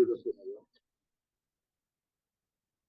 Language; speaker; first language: English; non-native, learner; Italian